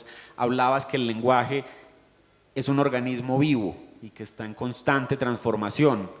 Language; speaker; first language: Spanish; native; Spanish